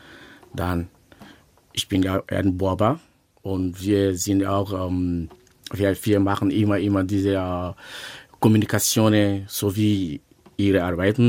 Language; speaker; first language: German; non-native, learner; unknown